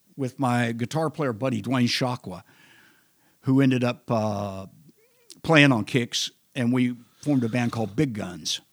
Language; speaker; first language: English; native; English